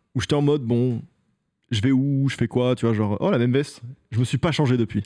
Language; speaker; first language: French; native; French